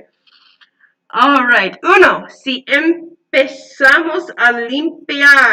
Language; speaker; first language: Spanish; non-native, learner; English